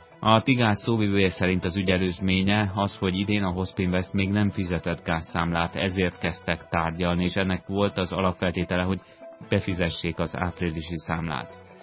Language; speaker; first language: Hungarian; native; Hungarian